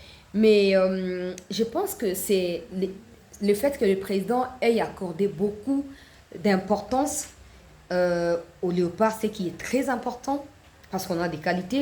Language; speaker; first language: French; non-native, local second language; Lingala